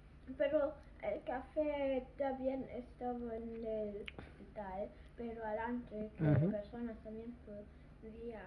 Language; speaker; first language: Spanish; early bilingual, heritage; German